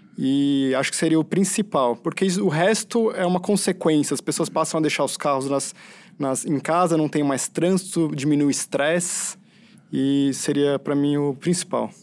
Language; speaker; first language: Portuguese; native; Portuguese